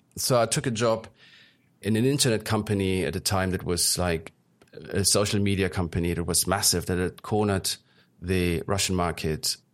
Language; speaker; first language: English; early bilingual, other home language; German